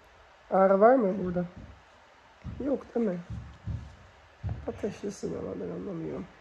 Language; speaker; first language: Turkish; early bilingual, heritage; Turkish